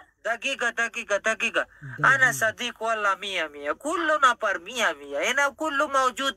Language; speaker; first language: Arabic; non-native, learner; Pashto